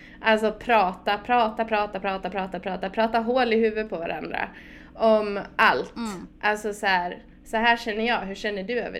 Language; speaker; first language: Swedish; native; Swedish